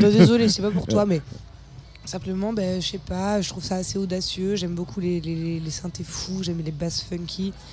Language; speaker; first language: French; native; French